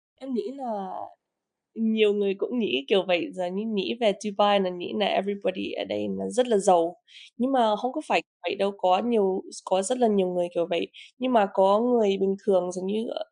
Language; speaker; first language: Vietnamese; early bilingual, heritage; Vietnamese